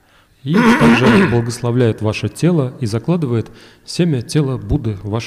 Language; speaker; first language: Russian; native; Russian